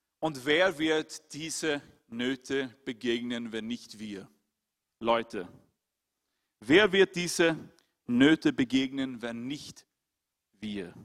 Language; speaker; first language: German; non-native, fluent; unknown